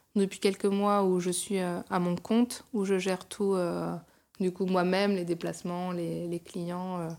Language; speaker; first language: French; native; French